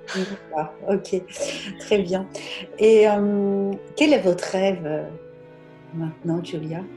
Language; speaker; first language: French; native; French